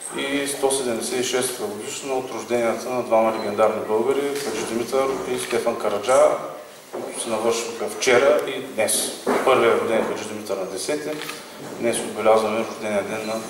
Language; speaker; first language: Bulgarian; native; Bulgarian